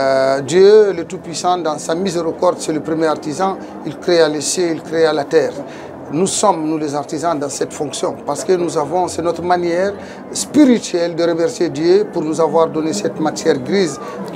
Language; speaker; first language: French; non-native, local second language; Tamasheq